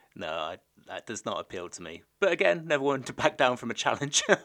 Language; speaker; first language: English; native; English